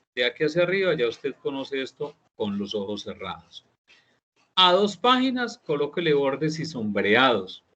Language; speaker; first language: Spanish; native; Spanish